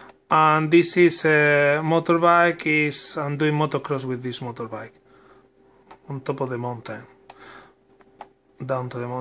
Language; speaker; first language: English; non-native, learner; Spanish